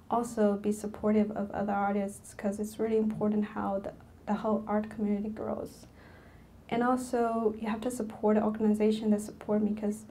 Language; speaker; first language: English; non-native, fluent; Chinese